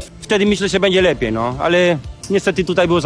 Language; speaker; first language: Polish; non-native, learner; Spanish